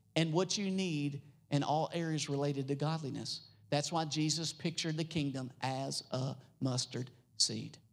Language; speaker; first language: English; native; English